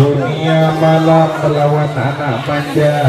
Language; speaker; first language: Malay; non-native, local second language; Madurese